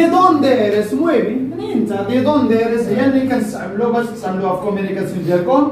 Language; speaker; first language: Spanish; non-native, fluent; Arabic